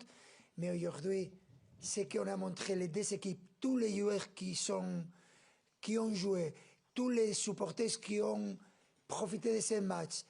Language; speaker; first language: French; non-native, fluent; Spanish